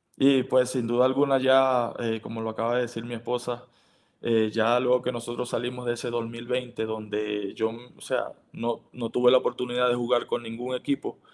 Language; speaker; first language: Spanish; native; Spanish